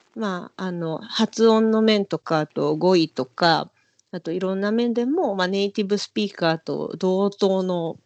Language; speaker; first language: Japanese; native; Japanese